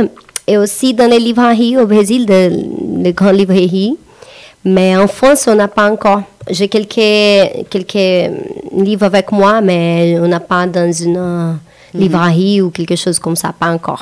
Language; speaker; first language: French; non-native, fluent; Portuguese